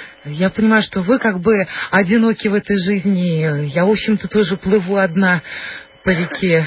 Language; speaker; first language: Russian; native; Russian